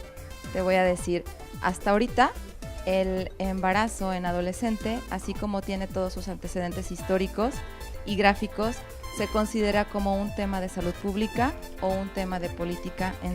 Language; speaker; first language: Spanish; native; Spanish